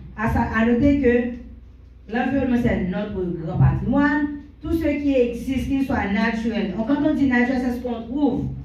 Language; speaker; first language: French; non-native, local second language; Haitian Creole